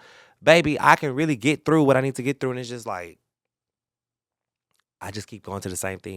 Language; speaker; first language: English; native; English